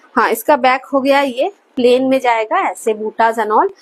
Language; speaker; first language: Hindi; non-native, local second language; Bangla